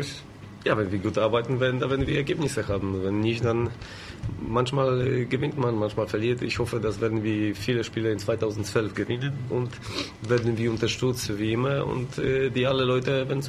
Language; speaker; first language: German; non-native, learner; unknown